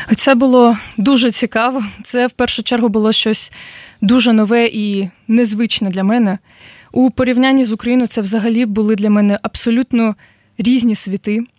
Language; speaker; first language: Ukrainian; native; Ukrainian